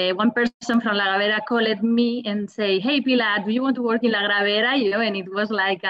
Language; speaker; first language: English; non-native, fluent; Spanish